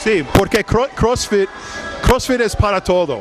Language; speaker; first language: Spanish; non-native, learner; English